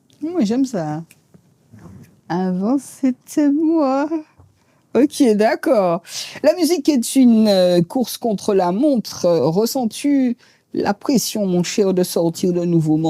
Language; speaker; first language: French; native; French